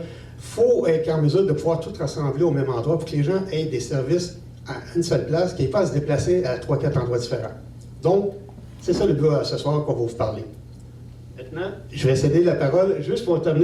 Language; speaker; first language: French; native; French